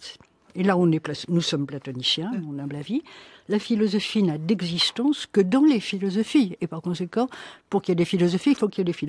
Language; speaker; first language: French; native; French